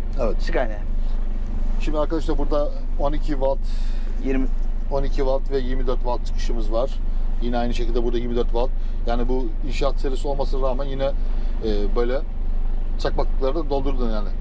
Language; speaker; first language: Turkish; native; Turkish